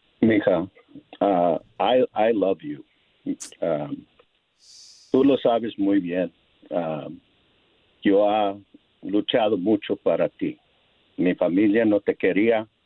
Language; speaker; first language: Spanish; non-native, learner; English